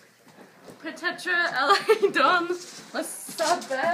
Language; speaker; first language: French; non-native, learner; English